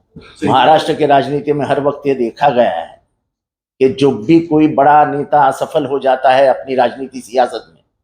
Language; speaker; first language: Hindi; non-native, local second language; Marathi